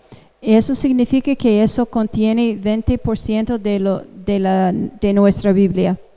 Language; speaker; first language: Spanish; non-native, fluent; English